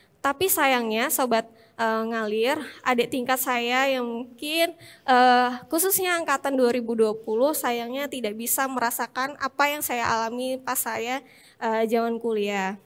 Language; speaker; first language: Indonesian; native; Indonesian